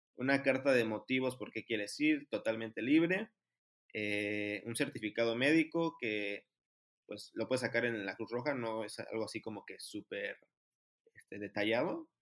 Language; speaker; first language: Spanish; native; Spanish